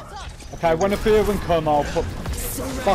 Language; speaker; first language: English; native; English